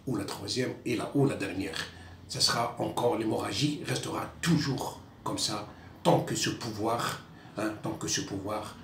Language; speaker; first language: French; non-native, local second language; Arabic